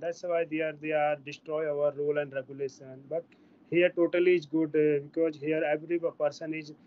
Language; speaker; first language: English; non-native, learner; Hindi